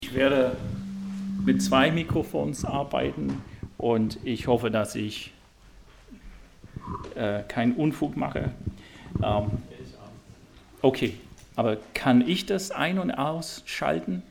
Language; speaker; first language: German; non-native, fluent; English